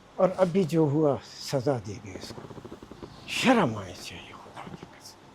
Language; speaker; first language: Urdu; non-native, local second language; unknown